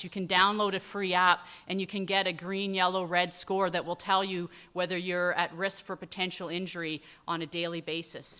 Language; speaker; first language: English; native; English